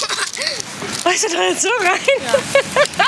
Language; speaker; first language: German; native; German